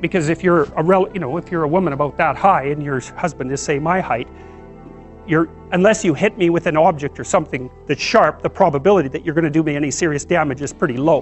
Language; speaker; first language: English; native; English